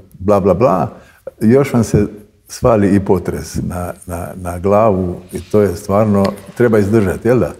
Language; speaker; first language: Croatian; native; Croatian